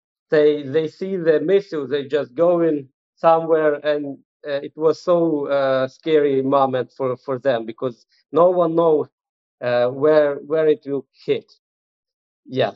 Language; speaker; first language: English; non-native, fluent; Ukrainian